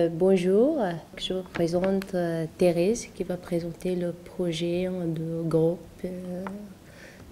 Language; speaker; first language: French; non-native, learner; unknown